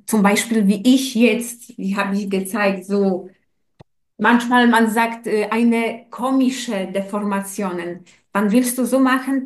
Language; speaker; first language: German; non-native, learner; Polish